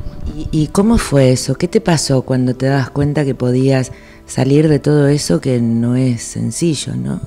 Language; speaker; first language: Spanish; native; Spanish